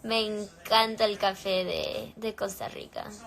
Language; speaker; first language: Spanish; early bilingual, other home language; English